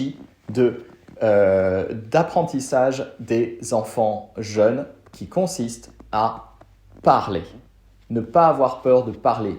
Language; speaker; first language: French; native; French